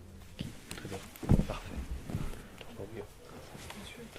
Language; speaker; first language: French; native; French